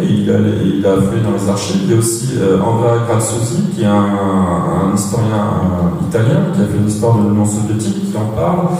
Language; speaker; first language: French; native; French